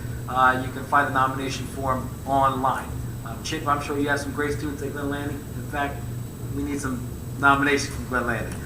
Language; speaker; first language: English; native; English